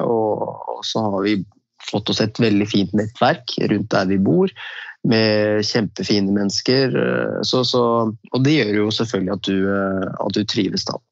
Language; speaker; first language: Norwegian; early bilingual, other home language; Riffian